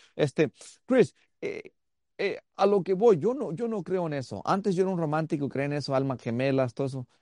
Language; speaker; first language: Spanish; early bilingual, heritage; Spanish